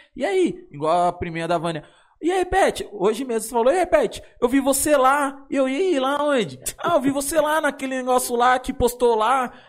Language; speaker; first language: Portuguese; native; Portuguese